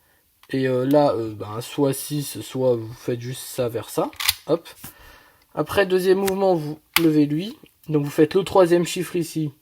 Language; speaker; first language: French; native; French